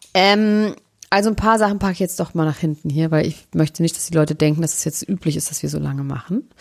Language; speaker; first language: German; native; German